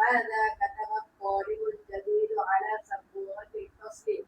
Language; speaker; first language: Arabic; non-native, learner; Bangla